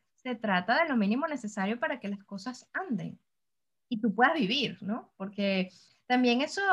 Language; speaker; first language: Spanish; native; Spanish